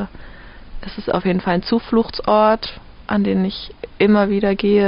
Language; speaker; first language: German; native; German